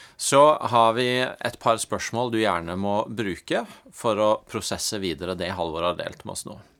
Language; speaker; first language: Norwegian; native; Norwegian